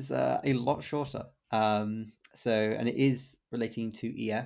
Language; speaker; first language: English; native; English